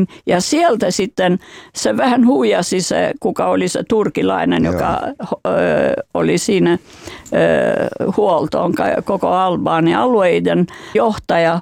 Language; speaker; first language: Finnish; non-native, fluent; Albanian